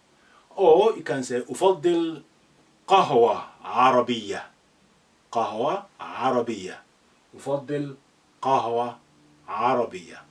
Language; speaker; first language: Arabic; non-native, fluent; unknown